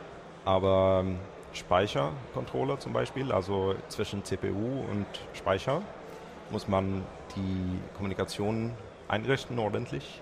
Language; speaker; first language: German; non-native, fluent; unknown